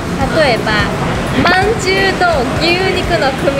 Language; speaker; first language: Japanese; non-native, fluent; Chinese